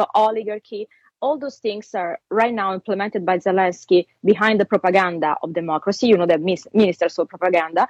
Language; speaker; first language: English; non-native, fluent; Italian